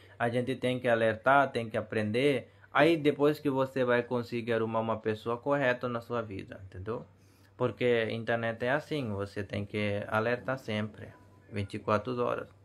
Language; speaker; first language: Portuguese; non-native, learner; Hindi